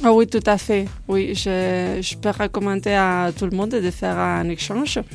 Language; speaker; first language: French; non-native, fluent; Spanish